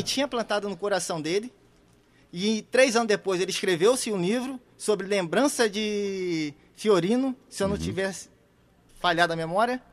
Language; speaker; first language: Portuguese; native; Portuguese